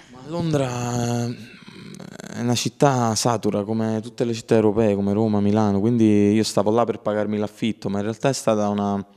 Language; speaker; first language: Italian; native; Italian